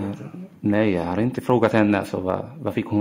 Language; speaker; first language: Swedish; non-native, learner; Arabic